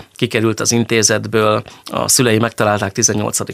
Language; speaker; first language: Hungarian; native; Hungarian